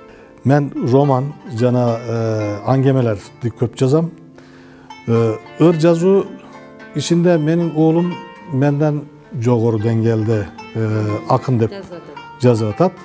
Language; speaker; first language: Kyrgyz; non-native, fluent; Turkish